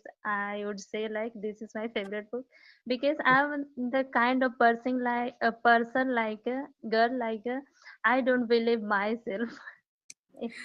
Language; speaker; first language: English; non-native, learner; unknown